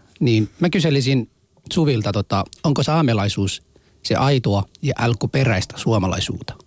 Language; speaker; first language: Finnish; early bilingual, other home language; Somali